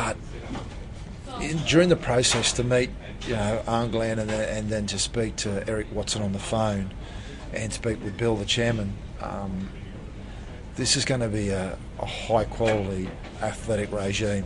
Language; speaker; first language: English; native; English